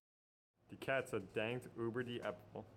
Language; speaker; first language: German; non-native, learner; English